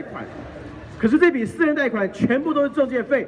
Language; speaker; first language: Chinese; native; Chinese